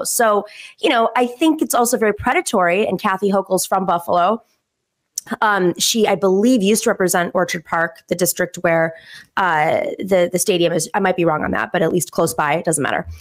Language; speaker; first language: English; native; English